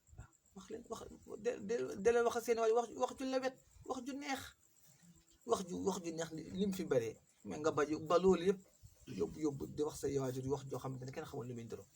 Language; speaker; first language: Wolof; non-native, local second language; Fula